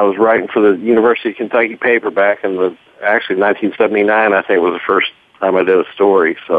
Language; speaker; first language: English; native; English